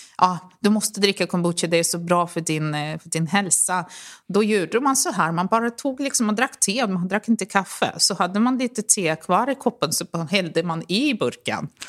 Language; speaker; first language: Swedish; non-native, fluent; Russian